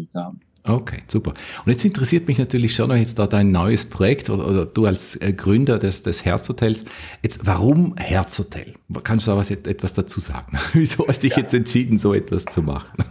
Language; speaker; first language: German; native; German